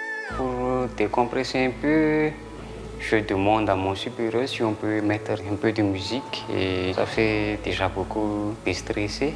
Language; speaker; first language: French; non-native, local second language; Malagasy